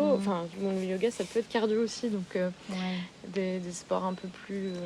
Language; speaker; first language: French; native; French